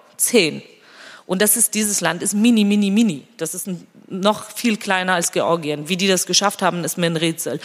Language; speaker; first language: German; non-native, fluent; Georgian